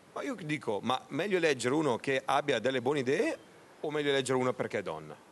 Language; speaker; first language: Italian; native; Italian